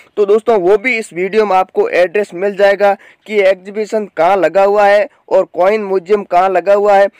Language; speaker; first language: Hindi; native; Hindi